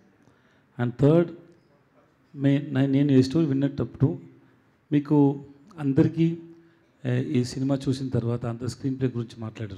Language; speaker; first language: Telugu; non-native, learner; Tamil